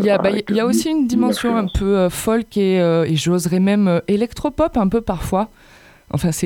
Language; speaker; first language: French; native; French